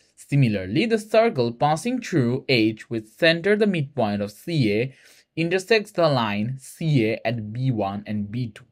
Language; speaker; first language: English; non-native, local second language; Bangla